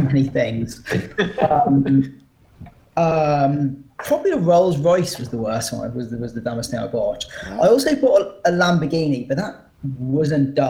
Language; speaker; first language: English; native; English